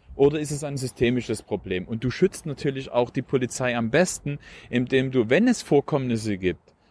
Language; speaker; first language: German; native; German